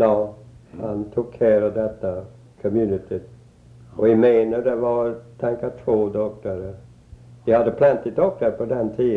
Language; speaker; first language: Swedish; early bilingual, heritage; Swedish